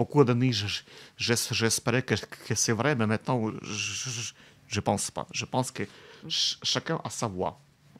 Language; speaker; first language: French; non-native, fluent; Russian